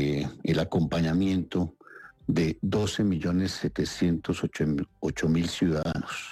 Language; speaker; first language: Spanish; native; Spanish